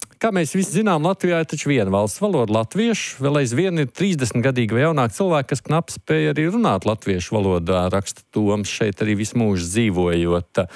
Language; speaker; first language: Latvian; native; Latvian